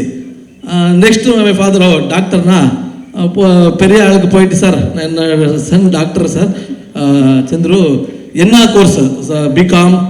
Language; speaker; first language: Tamil; non-native, learner; Kannada